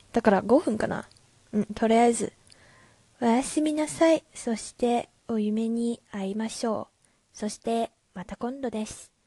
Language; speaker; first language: Japanese; non-native, learner; Chinese